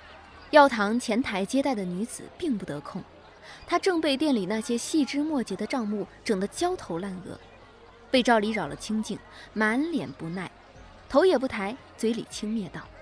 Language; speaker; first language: Chinese; native; Chinese